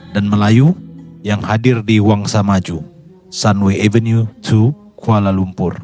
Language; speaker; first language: Indonesian; native; Indonesian